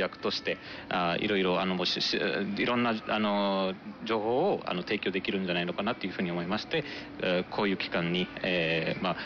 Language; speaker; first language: Japanese; non-native, fluent; Marathi